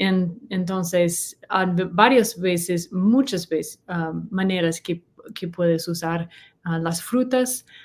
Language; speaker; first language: Spanish; non-native, learner; English